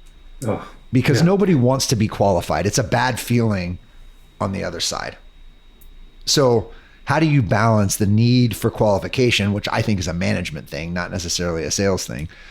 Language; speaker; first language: English; native; English